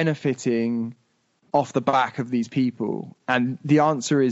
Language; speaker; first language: English; native; English